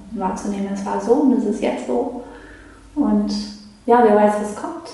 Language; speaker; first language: German; early bilingual, other home language; Polish